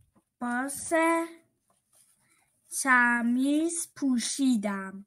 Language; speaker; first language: Persian; early bilingual, heritage; Persian